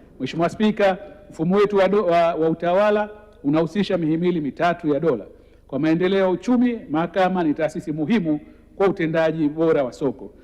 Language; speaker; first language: Swahili; native; Swahili